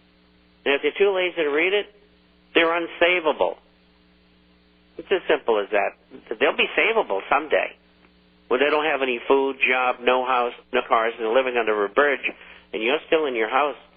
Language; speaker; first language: English; native; English